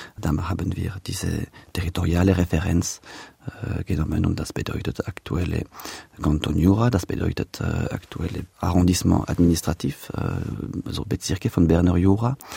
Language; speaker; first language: German; non-native, local second language; French